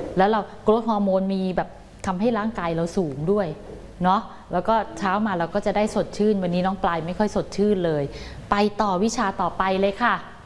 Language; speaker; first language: Thai; native; Thai